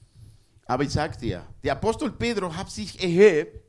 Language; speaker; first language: German; non-native, learner; Spanish